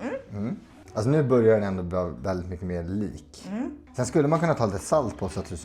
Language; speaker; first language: Swedish; native; Swedish